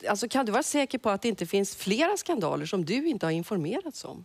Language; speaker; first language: Swedish; native; Swedish